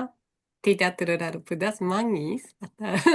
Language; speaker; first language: Indonesian; non-native, learner; Japanese